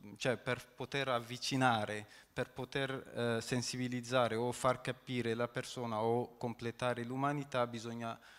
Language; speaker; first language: Italian; non-native, fluent; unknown